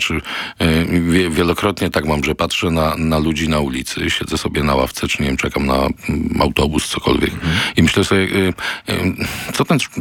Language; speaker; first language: Polish; non-native, local second language; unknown